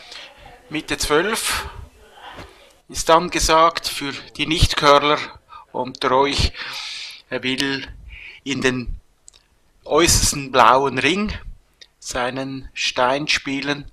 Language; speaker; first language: German; native; German